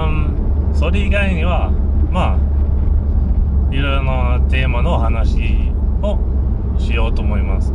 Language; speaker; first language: Japanese; non-native, fluent; English